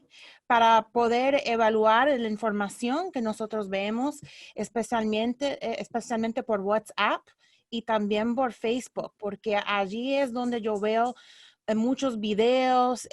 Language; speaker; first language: Spanish; early bilingual, heritage; Spanish